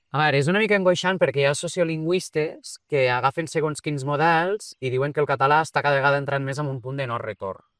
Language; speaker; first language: Catalan; early bilingual, other home language; Portuguese